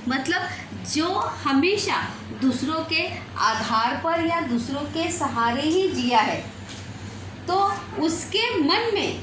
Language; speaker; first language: Hindi; non-native, local second language; Marathi